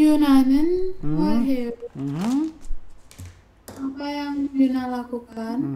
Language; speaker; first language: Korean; non-native, learner; Indonesian